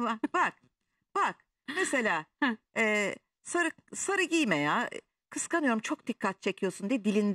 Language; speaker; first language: Turkish; native; Turkish